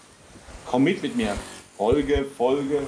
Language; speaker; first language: German; native; German